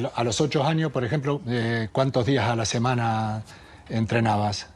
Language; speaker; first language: Spanish; native; Spanish